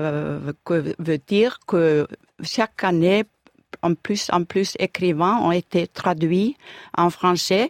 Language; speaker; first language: French; non-native, learner; Icelandic